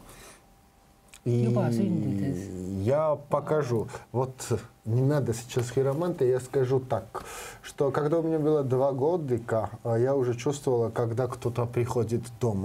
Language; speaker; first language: Russian; non-native, learner; Georgian